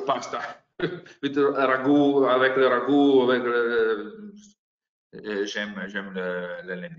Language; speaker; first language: French; non-native, learner; Italian